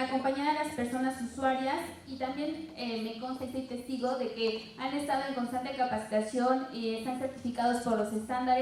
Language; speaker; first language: Spanish; native; Spanish